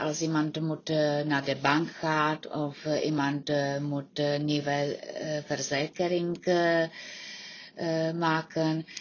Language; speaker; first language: Dutch; non-native, learner; Czech